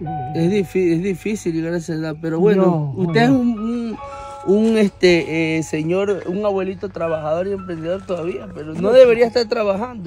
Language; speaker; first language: Spanish; native; Spanish